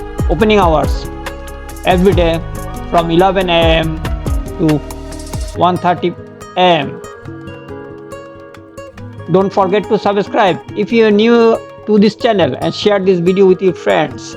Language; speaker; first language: English; non-native, local second language; Bangla